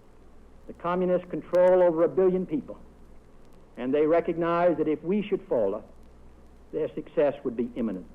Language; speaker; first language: English; native; English